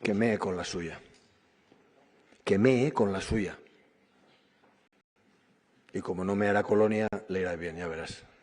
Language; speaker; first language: Spanish; native; Spanish